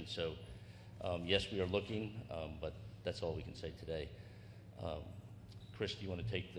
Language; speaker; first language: English; native; English